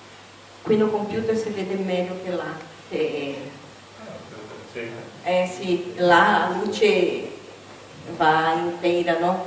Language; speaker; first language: Italian; non-native, learner; Portuguese